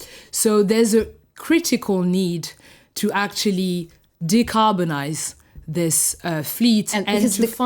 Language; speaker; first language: English; non-native, fluent; French